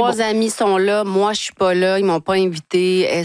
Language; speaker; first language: French; native; French